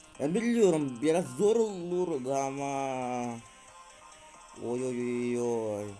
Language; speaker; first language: Turkish; non-native, learner; Russian